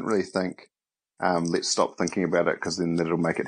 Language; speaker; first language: English; native; English